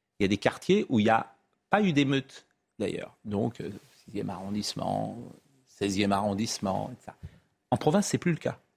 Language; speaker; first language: French; native; French